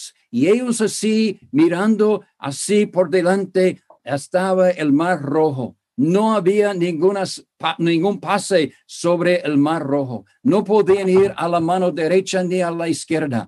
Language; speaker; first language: Spanish; non-native, fluent; English